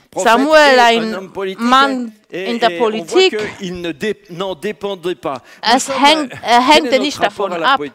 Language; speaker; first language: German; non-native, fluent; French